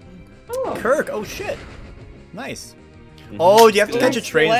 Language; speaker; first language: English; native; English